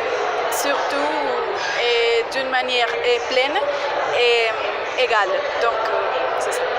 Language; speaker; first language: French; non-native, fluent; Spanish